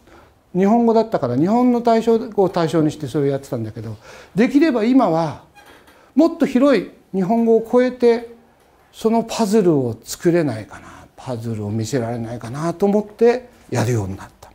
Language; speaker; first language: Japanese; native; Japanese